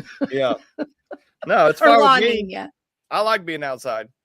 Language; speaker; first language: English; native; English